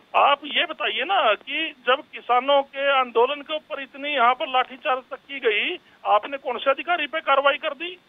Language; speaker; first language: Hindi; native; Hindi